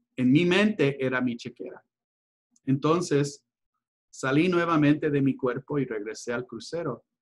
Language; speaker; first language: Spanish; early bilingual, heritage; Spanish